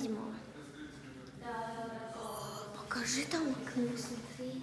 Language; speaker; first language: Russian; native; Russian